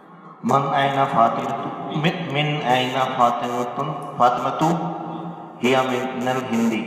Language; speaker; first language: Arabic; non-native, learner; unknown